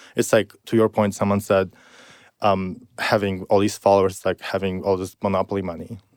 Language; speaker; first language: English; non-native, fluent; Polish